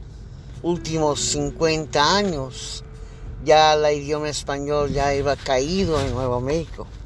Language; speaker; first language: Spanish; early bilingual, heritage; English